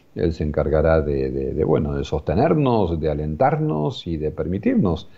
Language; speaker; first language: Spanish; native; Spanish